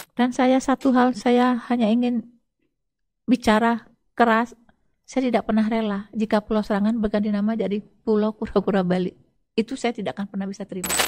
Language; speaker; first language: Indonesian; native; Indonesian